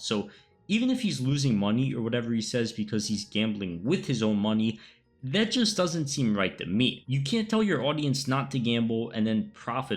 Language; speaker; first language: English; native; English